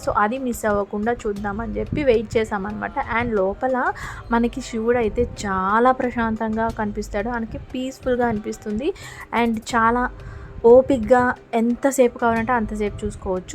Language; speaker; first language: Telugu; native; Telugu